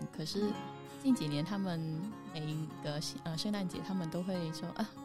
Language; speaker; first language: Chinese; non-native, fluent; Vietnamese